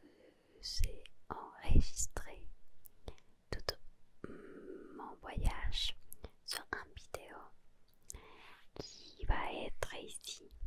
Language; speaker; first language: French; non-native, learner; Spanish